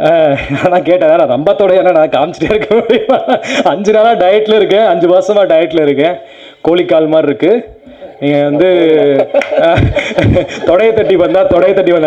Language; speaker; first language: Tamil; native; Tamil